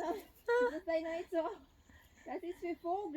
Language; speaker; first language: German; non-native, learner; Filipino